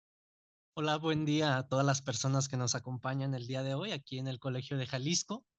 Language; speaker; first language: Spanish; native; Spanish